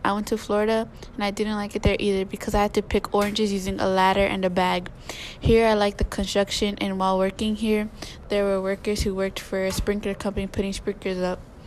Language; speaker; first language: English; early bilingual, other home language; Spanish